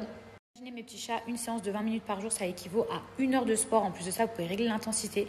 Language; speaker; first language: French; native; French